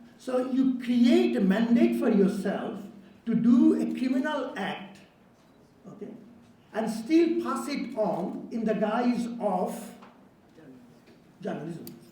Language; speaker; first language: English; non-native, local second language; Bangla